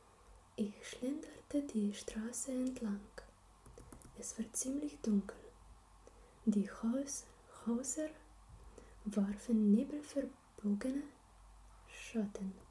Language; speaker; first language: German; non-native, learner; Slovenian